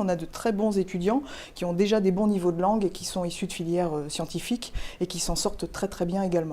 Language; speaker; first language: French; native; French